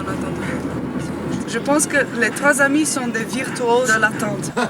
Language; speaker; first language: French; non-native, fluent; Slovenian